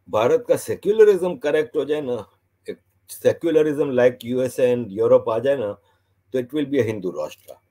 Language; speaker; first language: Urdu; native; Urdu